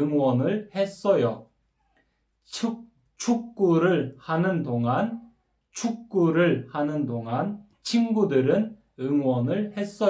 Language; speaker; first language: Korean; non-native, fluent; Kyrgyz